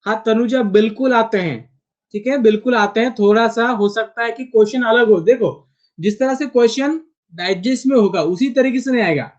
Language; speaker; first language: Hindi; non-native, local second language; Marathi